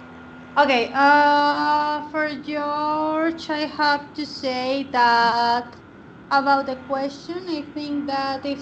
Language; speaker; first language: English; non-native, learner; Spanish